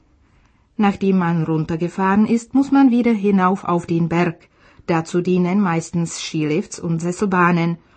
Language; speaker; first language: German; native; German